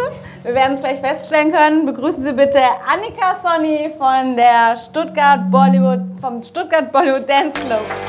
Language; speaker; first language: German; native; German